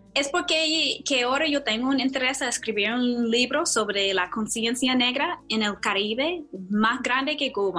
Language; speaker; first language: Spanish; non-native, fluent; English